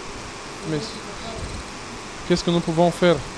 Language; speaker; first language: French; non-native, fluent; Bulgarian